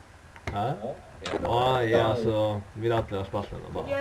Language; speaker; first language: Swedish; non-native, learner; Faroese